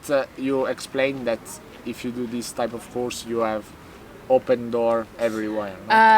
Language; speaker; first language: English; non-native, learner; Italian